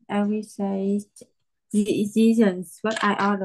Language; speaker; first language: English; non-native, learner; Vietnamese